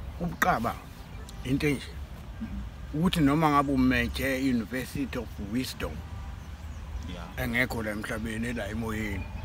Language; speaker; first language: Zulu; native; Zulu